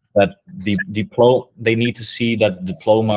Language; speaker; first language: English; non-native, fluent; Dutch